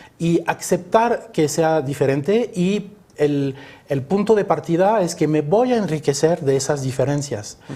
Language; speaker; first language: Spanish; early bilingual, other home language; French